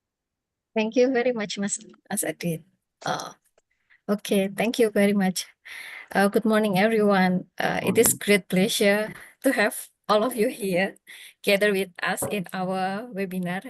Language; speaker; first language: English; non-native, fluent; Indonesian